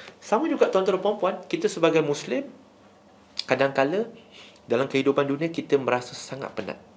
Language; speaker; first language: Malay; non-native, local second language; Chinese